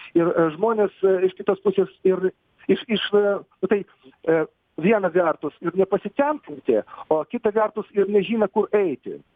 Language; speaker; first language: Lithuanian; non-native, fluent; Russian